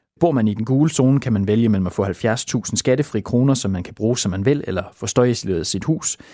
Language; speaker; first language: Danish; native; Danish